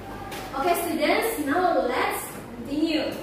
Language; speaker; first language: English; non-native, fluent; Indonesian